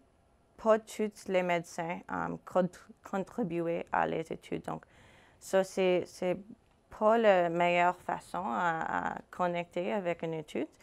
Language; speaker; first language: French; non-native, fluent; English